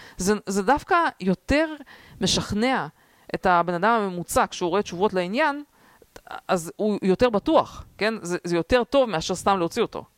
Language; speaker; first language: Hebrew; early bilingual, other home language; Russian